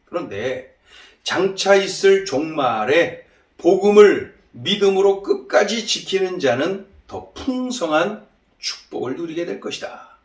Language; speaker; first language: Korean; native; Korean